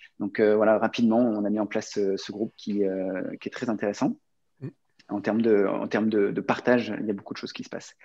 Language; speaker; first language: French; native; French